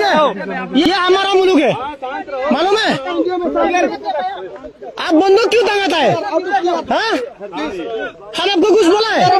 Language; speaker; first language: Hindi; non-native, learner; Bangla